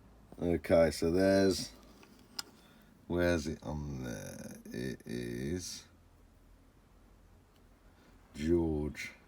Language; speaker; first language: English; native; English